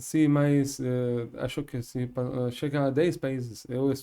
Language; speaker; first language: Portuguese; non-native, learner; Persian